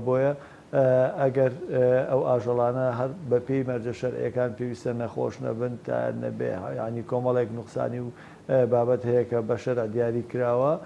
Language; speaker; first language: Central Kurdish; native; Central Kurdish